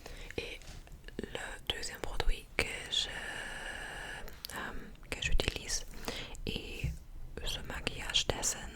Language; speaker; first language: French; non-native, fluent; English